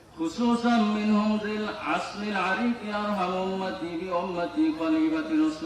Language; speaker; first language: Arabic; non-native, fluent; Bangla